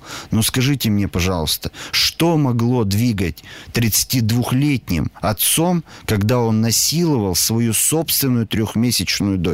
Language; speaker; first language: Russian; native; Russian